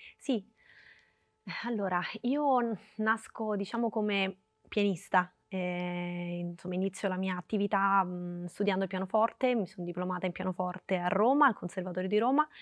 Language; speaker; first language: Italian; native; Italian